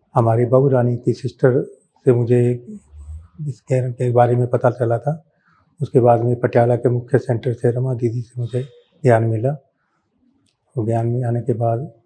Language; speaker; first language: Hindi; native; Hindi